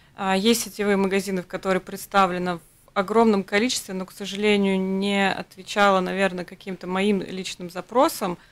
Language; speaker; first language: Russian; native; Russian